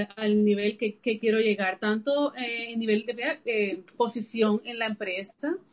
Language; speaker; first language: Spanish; native; Spanish